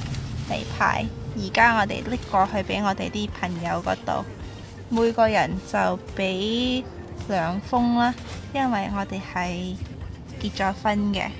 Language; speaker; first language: Cantonese; early bilingual, heritage; Cantonese